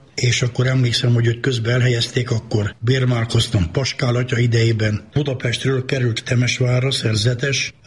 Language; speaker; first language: Hungarian; native; Hungarian